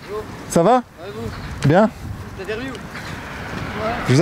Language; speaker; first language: French; native; French